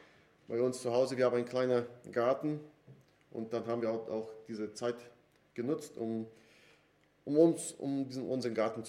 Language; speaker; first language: German; non-native, fluent; Portuguese